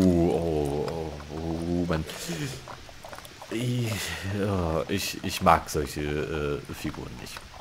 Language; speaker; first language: German; native; German